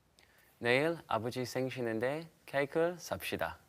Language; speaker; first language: Korean; non-native, learner; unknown